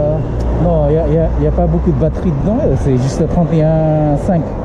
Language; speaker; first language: French; non-native, learner; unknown